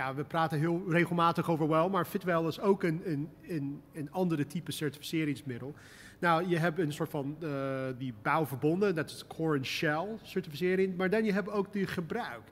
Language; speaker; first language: Dutch; non-native, fluent; English